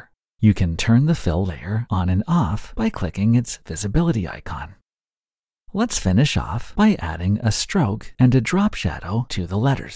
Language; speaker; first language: English; native; English